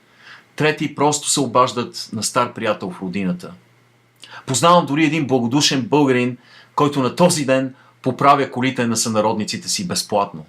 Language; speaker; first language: Bulgarian; native; Bulgarian